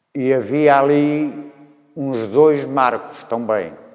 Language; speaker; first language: Portuguese; native; Portuguese